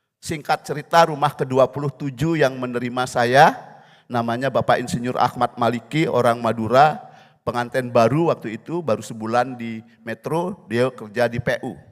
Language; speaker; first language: Indonesian; non-native, local second language; Balinese